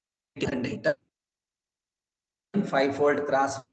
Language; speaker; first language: English; non-native, local second language; Telugu